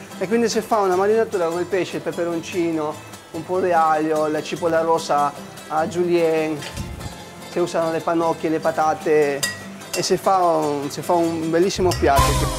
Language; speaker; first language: Italian; non-native, fluent; Spanish